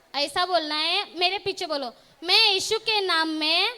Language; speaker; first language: Hindi; non-native, local second language; Marathi